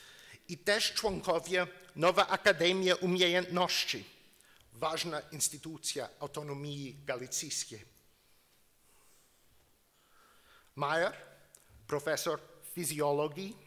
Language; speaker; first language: Polish; non-native, learner; English